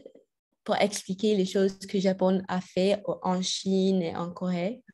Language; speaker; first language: French; non-native, learner; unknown